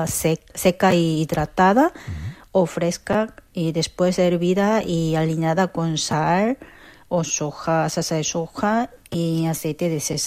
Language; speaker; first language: Spanish; non-native, fluent; Korean